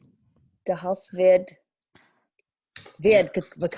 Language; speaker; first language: German; non-native, learner; English